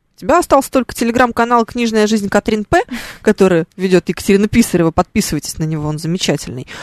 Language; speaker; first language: Russian; native; Russian